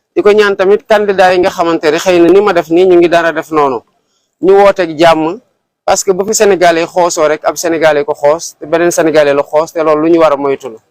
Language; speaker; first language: Wolof; non-native, local second language; Serer